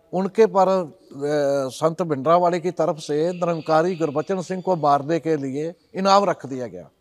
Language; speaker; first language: Hindi; non-native, local second language; Punjabi